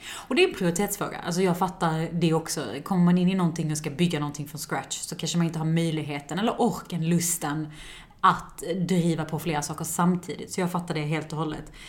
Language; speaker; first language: Swedish; early bilingual, other home language; Persian